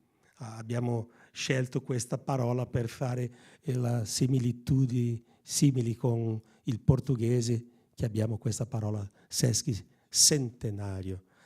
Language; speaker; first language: Italian; non-native, fluent; Portuguese